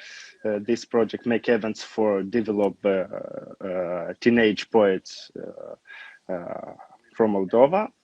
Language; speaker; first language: English; non-native, learner; Romanian